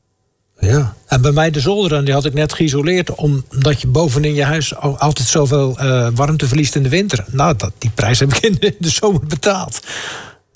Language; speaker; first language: Dutch; native; Dutch